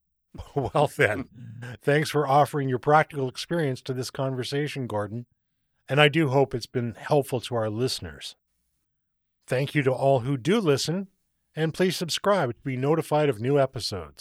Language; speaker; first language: English; native; English